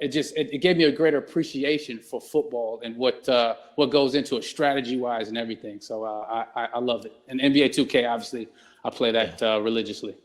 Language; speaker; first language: English; native; English